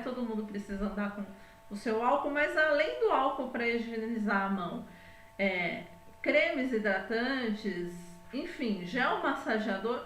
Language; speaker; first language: Portuguese; native; Portuguese